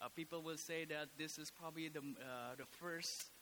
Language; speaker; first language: English; non-native, fluent; Indonesian